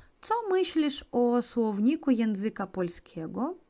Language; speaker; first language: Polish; non-native, fluent; Russian